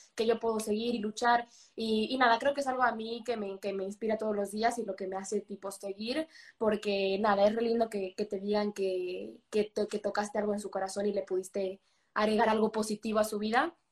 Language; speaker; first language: Spanish; native; Spanish